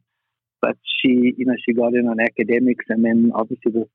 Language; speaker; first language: English; native; English